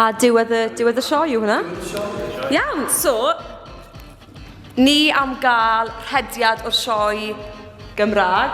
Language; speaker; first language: Welsh; native; Welsh